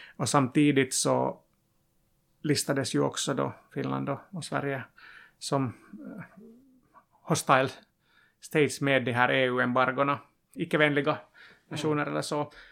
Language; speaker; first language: Swedish; non-native, local second language; Finnish